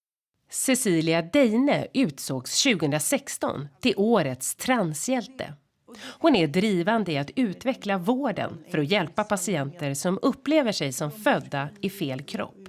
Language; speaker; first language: Swedish; native; Swedish